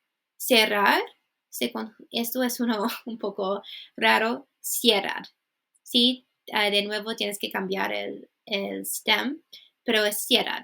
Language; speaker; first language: Spanish; non-native, fluent; English